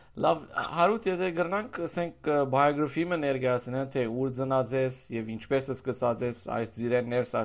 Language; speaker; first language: Armenian; early bilingual, heritage; Armenian